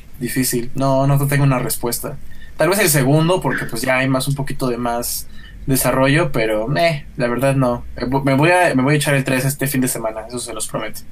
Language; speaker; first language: Spanish; native; Spanish